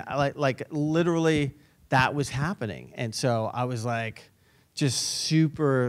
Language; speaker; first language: English; native; English